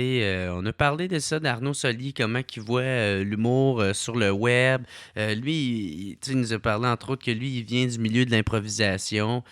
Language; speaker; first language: French; native; French